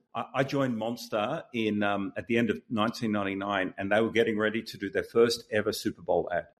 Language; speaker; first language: English; native; English